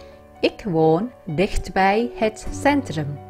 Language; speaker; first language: Dutch; non-native, learner; Vietnamese